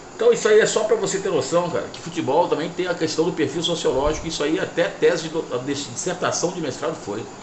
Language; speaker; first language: Portuguese; native; Portuguese